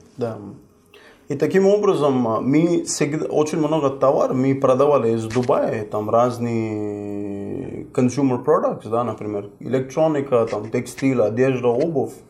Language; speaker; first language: Russian; non-native, fluent; Hindi